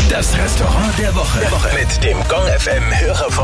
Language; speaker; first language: German; native; German